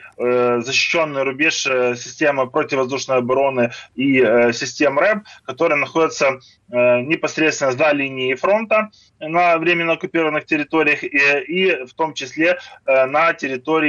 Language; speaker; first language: Russian; native; Russian